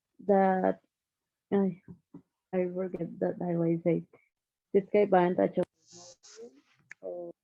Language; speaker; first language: English; non-native, learner; Spanish